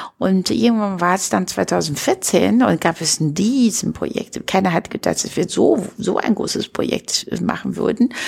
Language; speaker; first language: German; non-native, fluent; Chinese